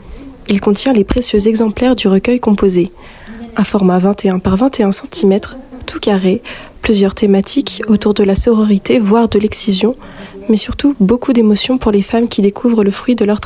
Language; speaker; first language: French; native; French